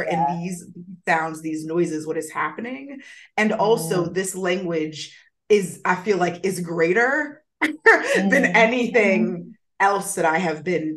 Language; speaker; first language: English; native; English